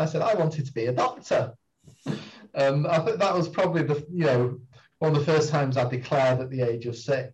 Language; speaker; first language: English; native; English